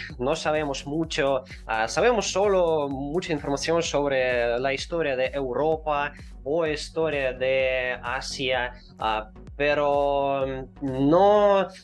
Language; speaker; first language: Spanish; non-native, learner; Russian